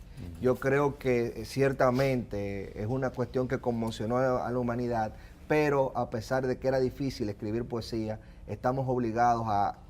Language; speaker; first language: Spanish; native; Spanish